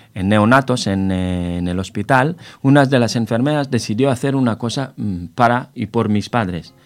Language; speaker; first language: Spanish; non-native, fluent; Hebrew